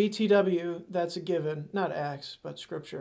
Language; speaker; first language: English; native; English